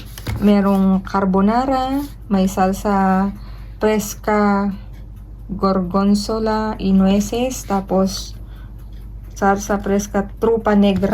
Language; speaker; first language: Spanish; non-native, learner; Filipino